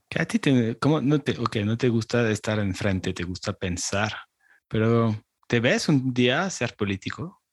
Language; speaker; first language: Spanish; non-native, fluent; French